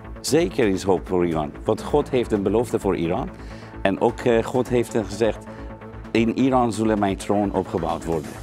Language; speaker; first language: Dutch; non-native, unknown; Persian